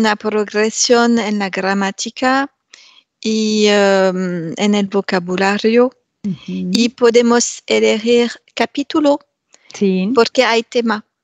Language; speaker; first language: Spanish; non-native, learner; French